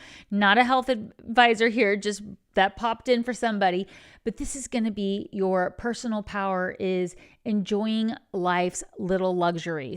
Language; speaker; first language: English; native; English